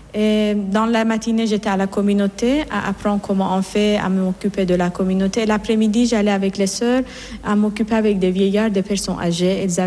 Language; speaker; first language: French; non-native, fluent; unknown